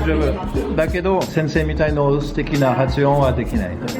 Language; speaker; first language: Japanese; non-native, fluent; French